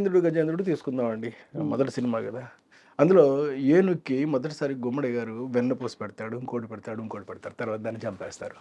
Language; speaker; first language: Telugu; native; Telugu